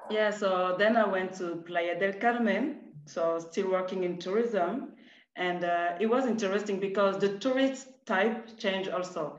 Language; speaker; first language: English; non-native, fluent; French